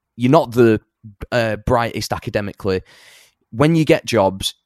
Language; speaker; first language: English; native; English